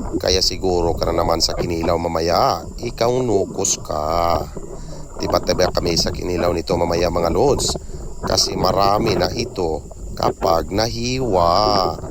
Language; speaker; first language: Filipino; non-native, local second language; Cebuano